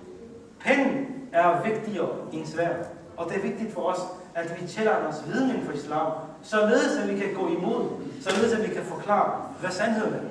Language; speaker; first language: Danish; early bilingual, other home language; Urdu